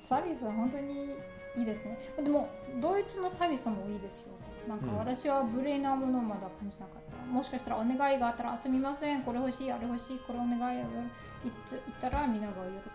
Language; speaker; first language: Japanese; non-native, learner; German